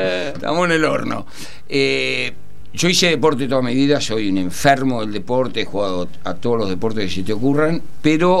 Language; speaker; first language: Spanish; native; Spanish